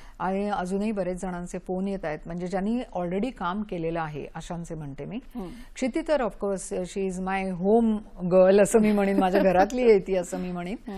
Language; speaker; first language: Marathi; native; Marathi